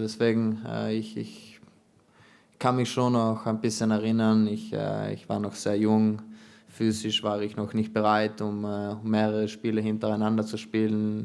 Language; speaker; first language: German; non-native, fluent; Italian